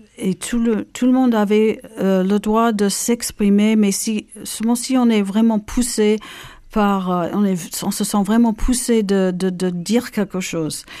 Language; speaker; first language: French; non-native, fluent; English